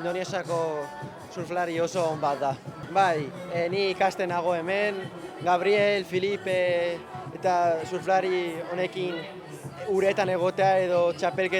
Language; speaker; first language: Basque; non-native, local second language; Spanish